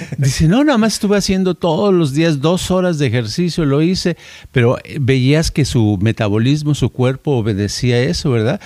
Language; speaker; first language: Spanish; native; Spanish